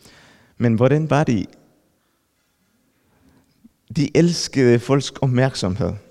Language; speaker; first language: Danish; non-native, fluent; Spanish